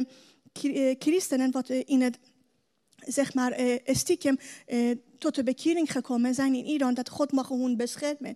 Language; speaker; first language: Dutch; non-native, learner; Persian